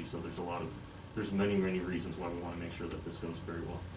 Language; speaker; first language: English; native; English